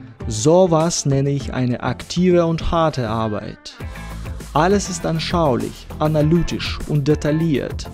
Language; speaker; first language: German; non-native, fluent; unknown